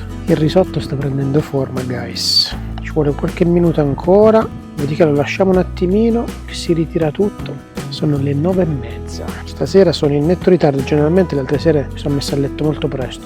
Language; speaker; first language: Italian; native; Italian